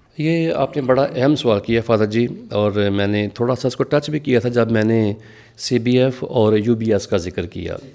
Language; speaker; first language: Urdu; non-native, local second language; Punjabi